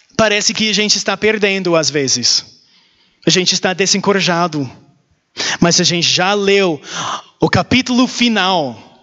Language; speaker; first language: Portuguese; non-native, learner; English